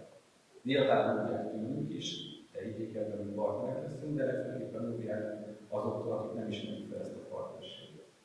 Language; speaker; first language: Hungarian; native; Hungarian